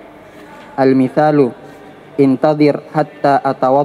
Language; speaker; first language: Arabic; non-native, learner; Indonesian